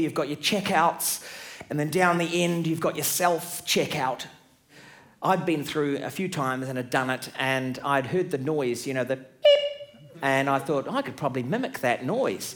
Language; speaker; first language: English; native; English